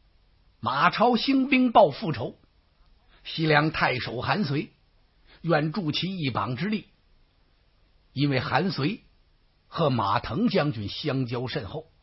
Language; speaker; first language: Chinese; native; Chinese